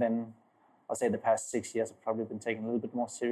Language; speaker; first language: English; non-native, fluent; Danish